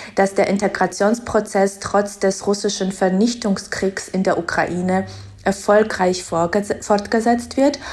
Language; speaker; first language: German; non-native, fluent; Georgian